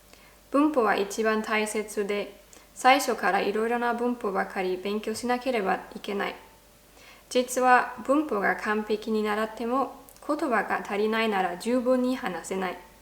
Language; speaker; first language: Japanese; non-native, fluent; German